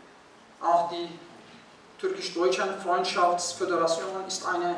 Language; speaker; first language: German; non-native, fluent; Turkish